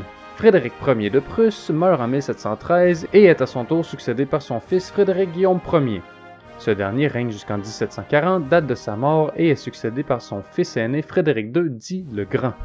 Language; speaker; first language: French; native; French